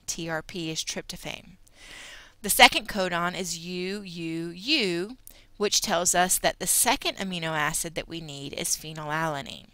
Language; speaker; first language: English; native; English